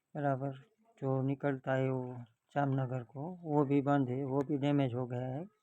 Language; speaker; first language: Hindi; non-native, local second language; Gujarati